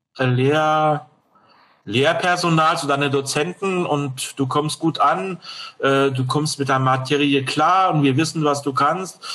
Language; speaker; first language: German; non-native, fluent; French